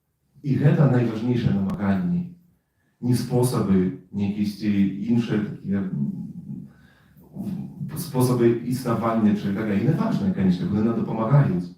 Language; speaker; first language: Polish; non-native, learner; Russian